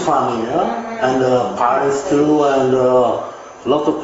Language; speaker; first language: English; non-native, learner; Italian